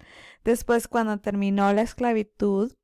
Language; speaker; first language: Spanish; early bilingual, other home language; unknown